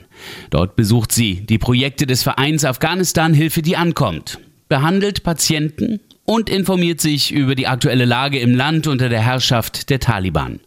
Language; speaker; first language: German; native; German